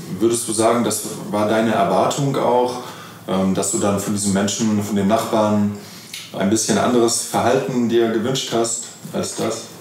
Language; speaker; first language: German; native; German